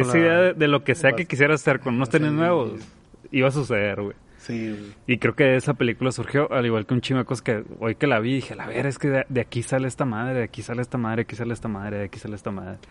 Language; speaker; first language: Spanish; native; Spanish